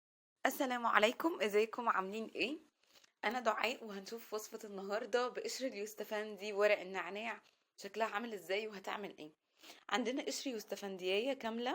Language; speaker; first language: Arabic; native; Arabic